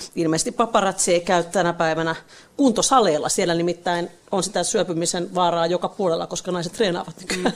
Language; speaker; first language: Finnish; native; Finnish